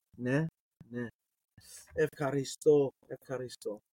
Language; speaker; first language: Greek; non-native, learner; English